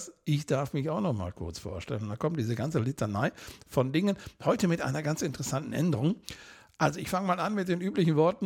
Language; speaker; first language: German; native; German